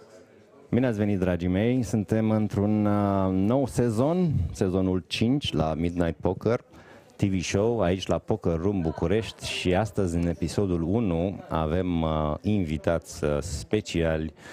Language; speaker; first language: Romanian; native; Romanian